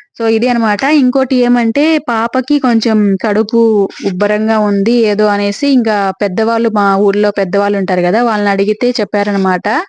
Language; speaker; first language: Telugu; non-native, local second language; Lambadi